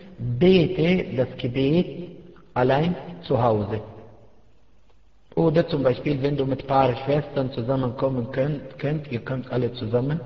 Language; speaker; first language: German; non-native, fluent; Arabic